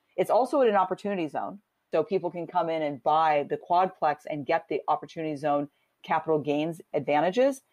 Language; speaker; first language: English; native; English